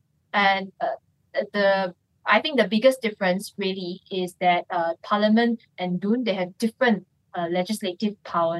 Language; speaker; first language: English; non-native, local second language; Chinese